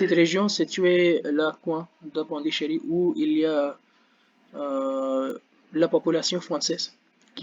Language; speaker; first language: French; non-native, learner; Hindi